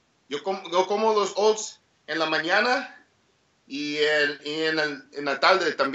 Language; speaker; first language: Spanish; early bilingual, heritage; English